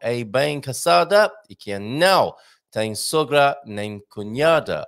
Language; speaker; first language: Portuguese; non-native, learner; English